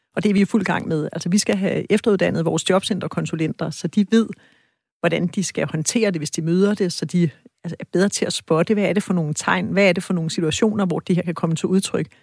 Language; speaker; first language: Danish; native; Danish